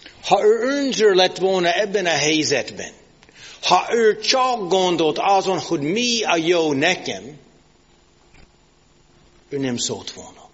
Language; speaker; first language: Hungarian; non-native, fluent; English